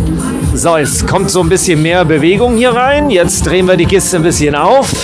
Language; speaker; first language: German; native; German